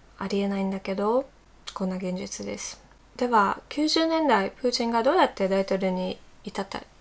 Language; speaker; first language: Japanese; non-native, fluent; Russian